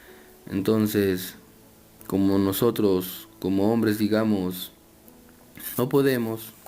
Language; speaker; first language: Spanish; native; Spanish